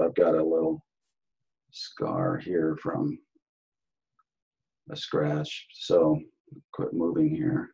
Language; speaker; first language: English; native; English